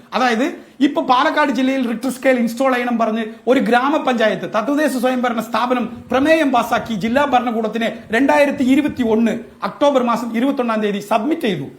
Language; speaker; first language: Malayalam; non-native, local second language; Tamil